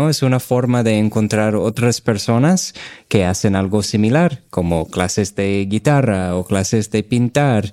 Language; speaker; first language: Spanish; non-native, fluent; English